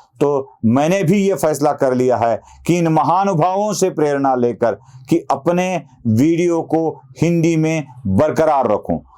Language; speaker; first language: Hindi; non-native, local second language; Marathi